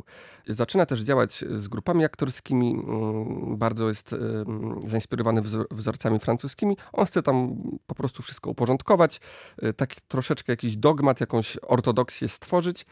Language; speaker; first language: Polish; native; Polish